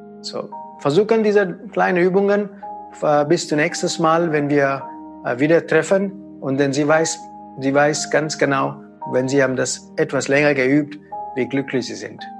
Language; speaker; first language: German; non-native, fluent; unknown